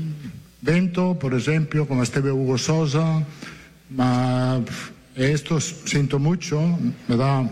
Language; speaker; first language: Portuguese; non-native, learner; Italian